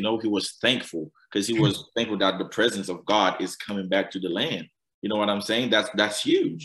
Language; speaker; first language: English; non-native, fluent; Haitian Creole